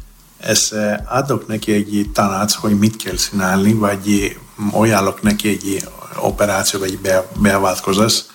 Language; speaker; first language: Hungarian; non-native, learner; Greek